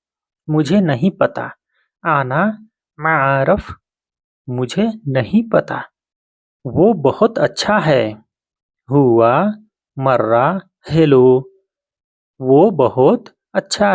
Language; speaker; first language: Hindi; native; Hindi